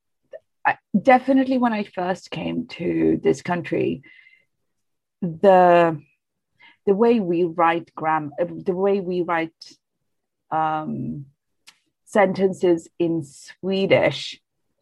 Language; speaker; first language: English; non-native, fluent; Bangla